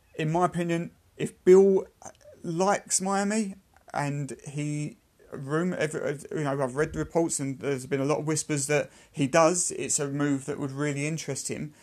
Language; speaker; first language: English; native; English